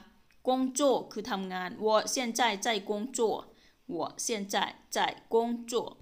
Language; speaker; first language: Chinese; non-native, fluent; Thai